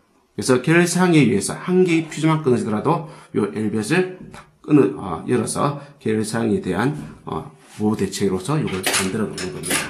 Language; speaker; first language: Korean; native; Korean